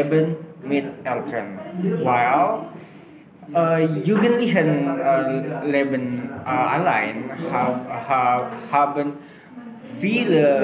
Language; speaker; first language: German; non-native, learner; Indonesian